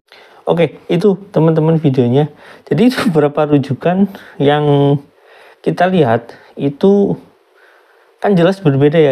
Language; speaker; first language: Indonesian; native; Indonesian